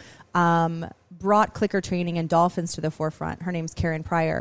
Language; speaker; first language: English; native; English